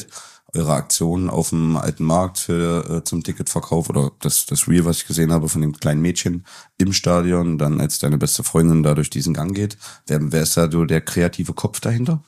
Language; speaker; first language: German; native; German